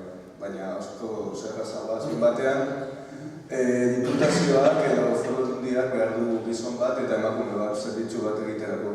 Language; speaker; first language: Basque; non-native, local second language; Spanish